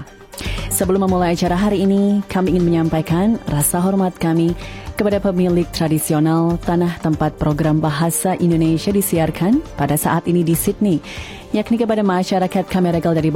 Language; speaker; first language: Indonesian; native; Indonesian